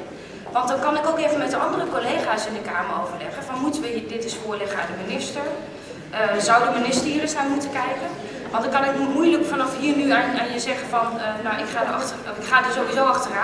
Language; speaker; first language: Dutch; native; Dutch